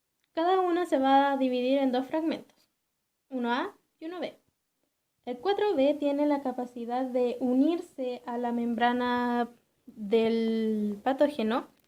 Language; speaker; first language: Spanish; native; Spanish